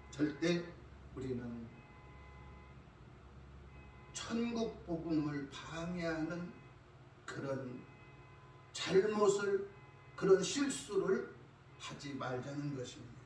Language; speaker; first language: Korean; native; Korean